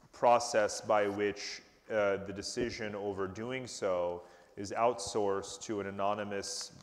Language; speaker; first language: English; native; English